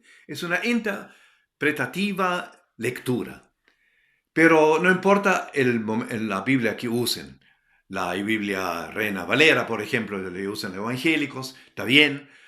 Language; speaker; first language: Spanish; non-native, fluent; German